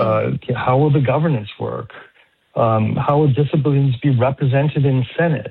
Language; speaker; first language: English; native; English